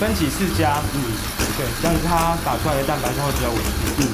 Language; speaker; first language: Chinese; native; Chinese